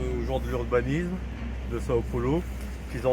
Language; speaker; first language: French; native; French